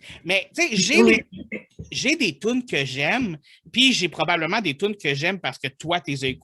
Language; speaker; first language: French; native; French